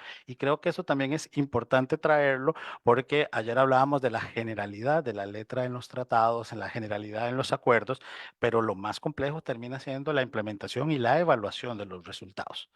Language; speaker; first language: Spanish; native; Spanish